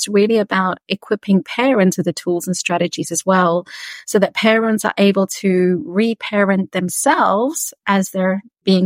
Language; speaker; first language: English; native; English